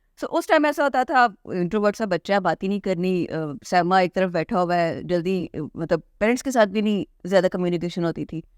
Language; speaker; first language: Urdu; non-native, local second language; Punjabi